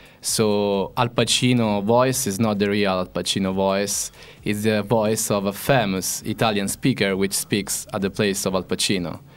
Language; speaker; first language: English; non-native, fluent; Italian